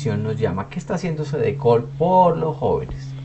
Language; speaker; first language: Spanish; native; Spanish